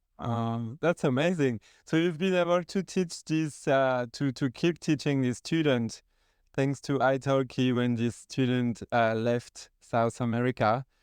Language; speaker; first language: English; non-native, fluent; French